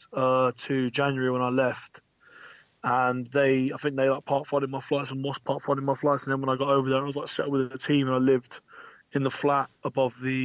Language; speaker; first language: English; native; English